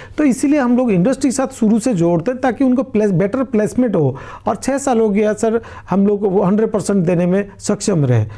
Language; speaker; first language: Hindi; non-native, local second language; Bangla